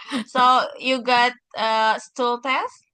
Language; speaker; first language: English; non-native, fluent; Indonesian